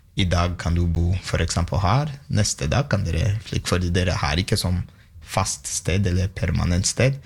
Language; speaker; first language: Norwegian; non-native, fluent; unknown